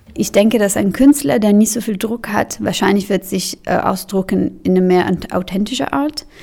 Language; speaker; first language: German; non-native, fluent; Italian